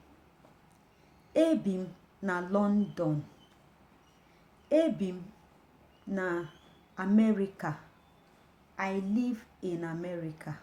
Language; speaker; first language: Igbo; native; Igbo